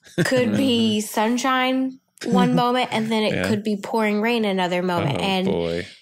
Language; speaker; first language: English; native; English